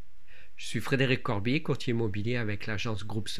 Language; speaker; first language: French; native; French